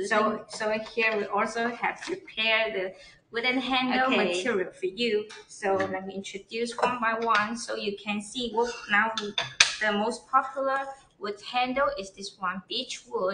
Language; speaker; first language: English; non-native, learner; Chinese